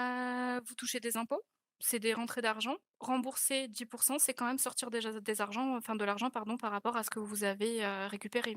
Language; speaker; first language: French; native; French